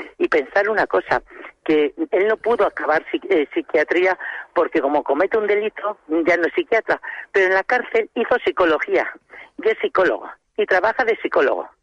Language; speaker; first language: Spanish; native; Spanish